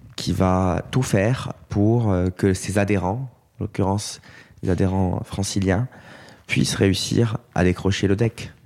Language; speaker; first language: French; native; French